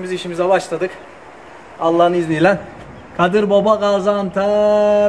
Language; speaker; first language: Turkish; native; Turkish